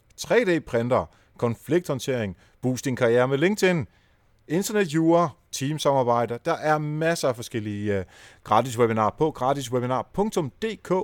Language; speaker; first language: Danish; native; Danish